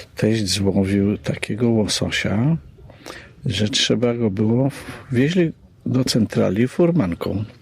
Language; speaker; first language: Polish; native; Polish